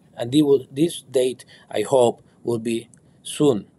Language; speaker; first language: English; non-native, fluent; Spanish